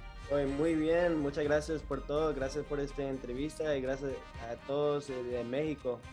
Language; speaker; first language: Spanish; early bilingual, heritage; Spanish